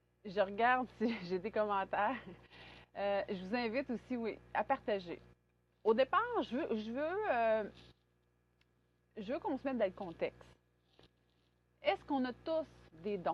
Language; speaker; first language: French; native; French